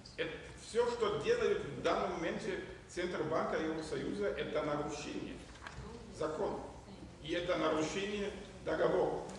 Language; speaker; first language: Russian; non-native, fluent; German